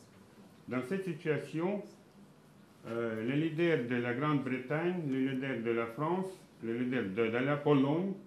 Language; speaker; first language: French; non-native, fluent; Russian